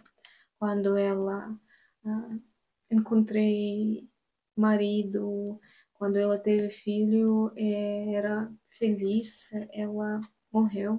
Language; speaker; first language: Portuguese; non-native, learner; Russian